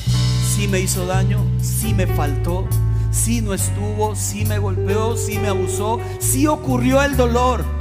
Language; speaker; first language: Spanish; native; Spanish